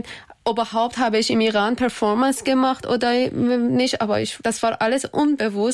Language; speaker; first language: German; non-native, fluent; Persian